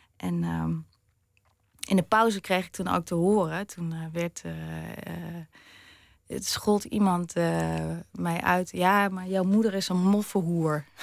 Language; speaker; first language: Dutch; early bilingual, other home language; German